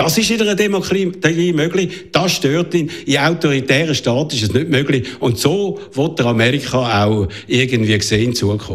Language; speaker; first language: German; native; German